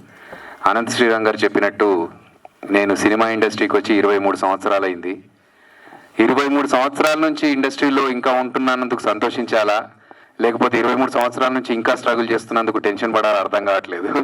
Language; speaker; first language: Telugu; native; Telugu